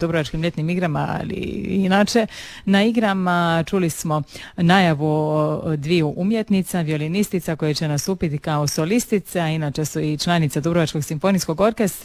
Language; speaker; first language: Serbian; native; Serbian